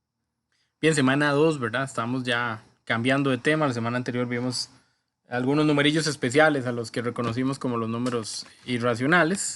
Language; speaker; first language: Spanish; native; Spanish